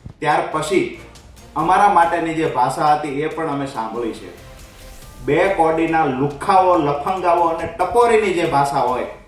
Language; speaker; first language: Gujarati; native; Gujarati